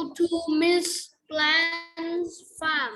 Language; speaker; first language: English; non-native, learner; Vietnamese